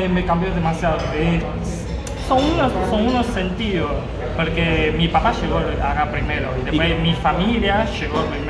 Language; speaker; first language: Spanish; non-native, learner; Chinese